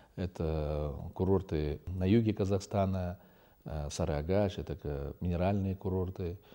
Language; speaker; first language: Russian; non-native, local second language; Kazakh